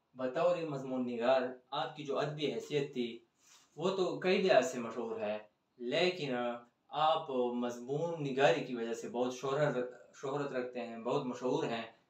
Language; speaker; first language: Hindi; non-native, local second language; Punjabi